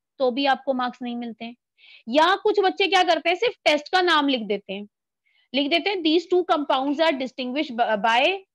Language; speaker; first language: Hindi; native; Hindi